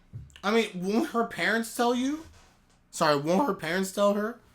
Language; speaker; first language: English; native; English